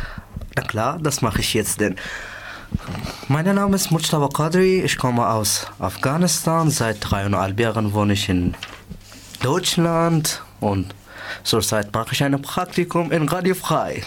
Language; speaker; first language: German; non-native, learner; Persian